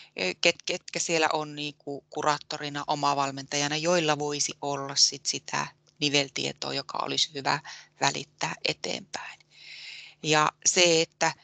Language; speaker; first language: Finnish; native; Finnish